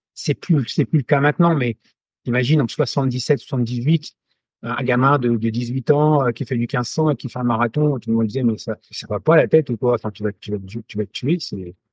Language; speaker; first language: French; native; French